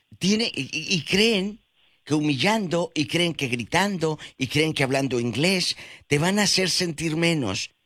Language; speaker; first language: Spanish; native; Spanish